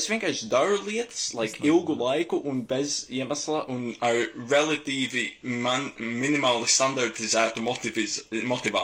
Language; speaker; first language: Latvian; non-native, local second language; English